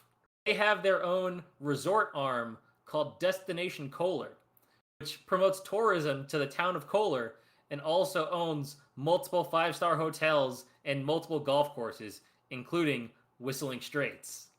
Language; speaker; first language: English; native; English